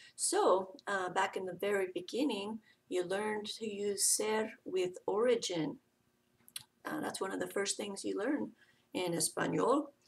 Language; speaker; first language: English; native; English